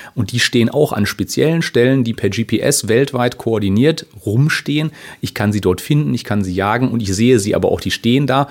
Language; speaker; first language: German; native; German